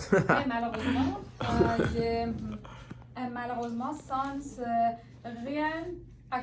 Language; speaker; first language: French; non-native, learner; Persian